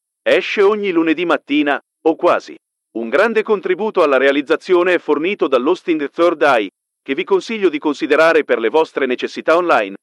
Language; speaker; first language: Italian; native; Italian